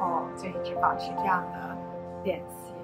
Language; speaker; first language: Chinese; native; Chinese